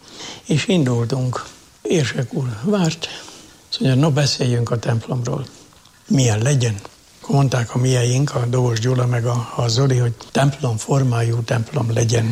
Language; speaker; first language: Hungarian; native; Hungarian